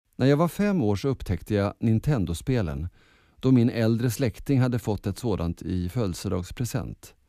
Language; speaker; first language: Swedish; early bilingual, other home language; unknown